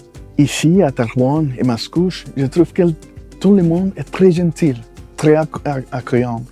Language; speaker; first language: French; non-native, fluent; Spanish